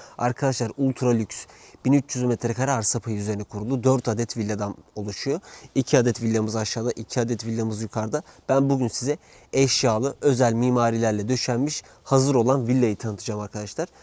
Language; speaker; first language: Turkish; native; Turkish